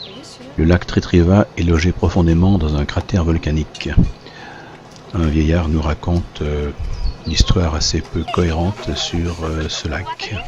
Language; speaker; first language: French; native; French